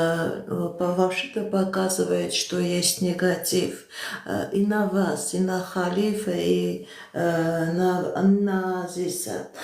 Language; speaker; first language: Russian; non-native, local second language; Armenian